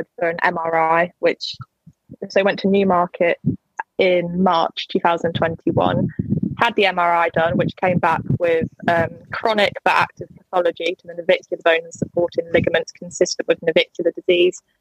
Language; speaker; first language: English; native; English